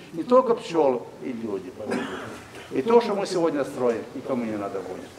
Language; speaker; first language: Russian; non-native, local second language; Ukrainian